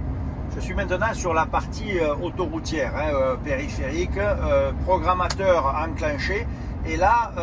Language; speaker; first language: French; native; French